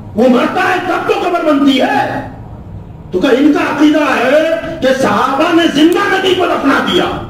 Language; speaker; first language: Hindi; non-native, local second language; Urdu